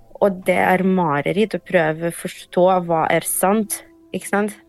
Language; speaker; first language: Norwegian; non-native, fluent; Ukrainian